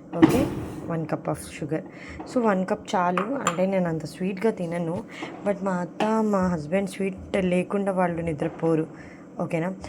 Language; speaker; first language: Telugu; non-native, local second language; Urdu